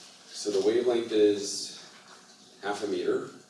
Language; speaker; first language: English; native; English